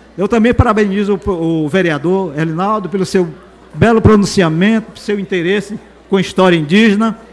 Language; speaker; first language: Portuguese; native; Portuguese